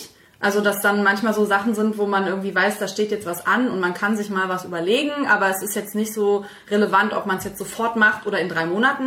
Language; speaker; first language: German; native; German